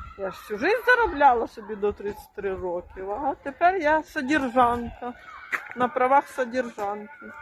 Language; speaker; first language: Ukrainian; native; Ukrainian